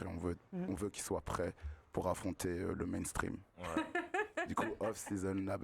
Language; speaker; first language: French; native; French